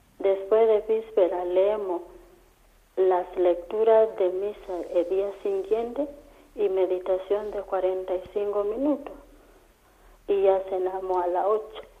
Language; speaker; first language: Spanish; non-native, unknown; Kamba